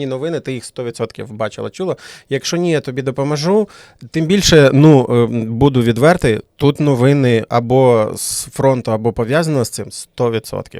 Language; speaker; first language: Ukrainian; native; Ukrainian